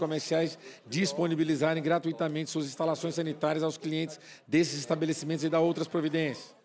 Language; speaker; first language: Portuguese; native; Portuguese